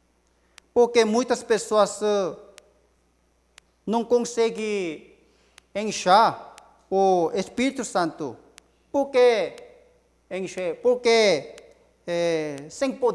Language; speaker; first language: Portuguese; non-native, learner; Korean